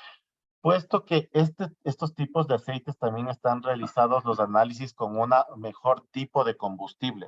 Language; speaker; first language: Spanish; native; Spanish